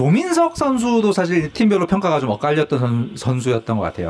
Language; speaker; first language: Korean; native; Korean